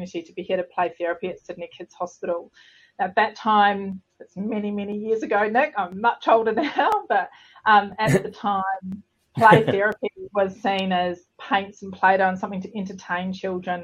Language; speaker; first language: English; native; English